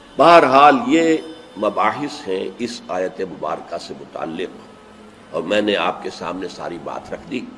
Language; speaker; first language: Urdu; native; Urdu